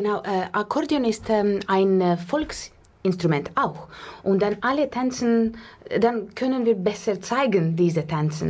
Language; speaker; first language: German; non-native, learner; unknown